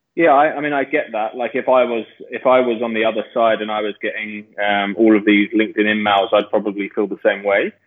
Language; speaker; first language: English; native; English